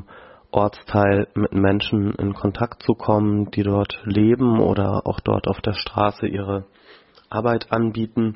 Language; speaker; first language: German; native; German